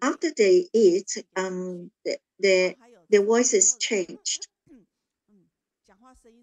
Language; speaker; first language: English; non-native, learner; Chinese